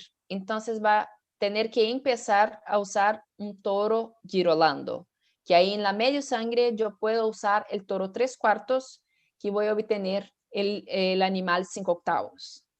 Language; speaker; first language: Spanish; non-native, fluent; Portuguese